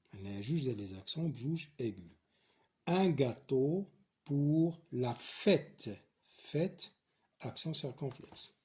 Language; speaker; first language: French; non-native, local second language; Arabic